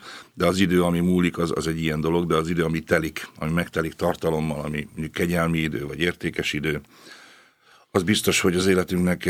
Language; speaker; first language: Hungarian; native; Hungarian